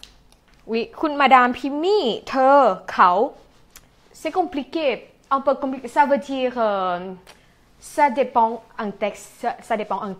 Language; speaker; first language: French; non-native, fluent; Thai